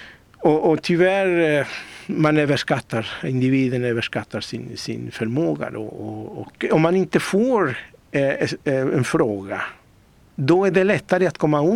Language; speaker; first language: Swedish; non-native, fluent; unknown